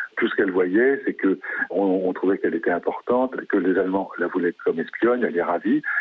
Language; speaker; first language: French; native; French